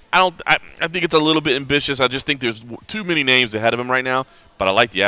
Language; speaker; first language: English; native; English